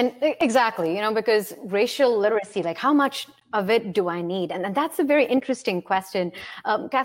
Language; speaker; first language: English; non-native, local second language; Hindi